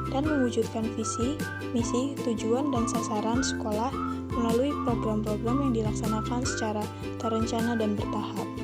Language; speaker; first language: Indonesian; native; Indonesian